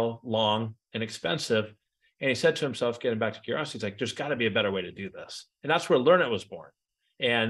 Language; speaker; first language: English; native; English